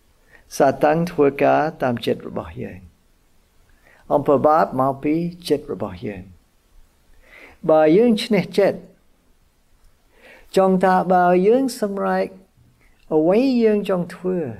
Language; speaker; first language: Khmer; non-native, fluent; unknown